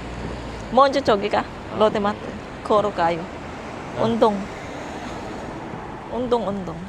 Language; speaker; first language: Korean; non-native, local second language; Filipino